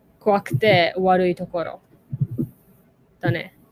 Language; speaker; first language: Japanese; non-native, learner; English